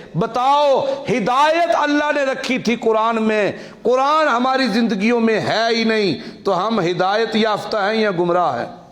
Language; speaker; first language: Urdu; non-native, local second language; Punjabi